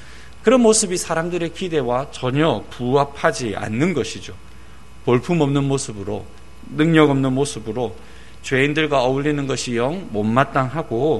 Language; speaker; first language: Korean; native; Korean